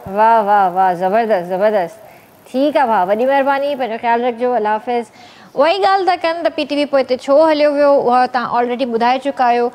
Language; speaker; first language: Sindhi; native; Sindhi